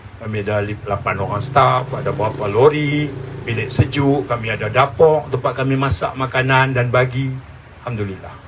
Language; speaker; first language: Malay; native; Malay